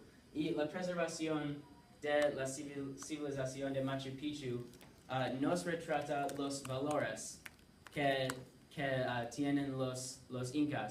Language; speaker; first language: Spanish; non-native, learner; English